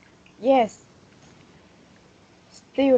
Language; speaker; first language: English; non-native, learner; Vietnamese